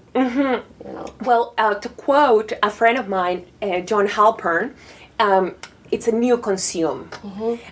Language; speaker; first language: English; non-native, fluent; Spanish